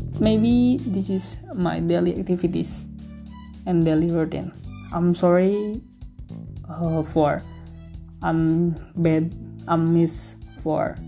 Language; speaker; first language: English; non-native, learner; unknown